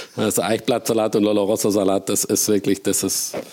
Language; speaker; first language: German; native; German